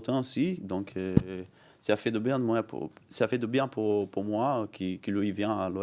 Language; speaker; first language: French; non-native, learner; Portuguese